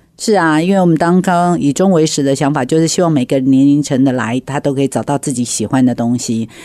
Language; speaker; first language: Chinese; native; Chinese